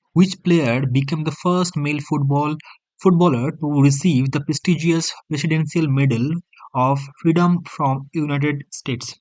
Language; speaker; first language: English; non-native, local second language; Bangla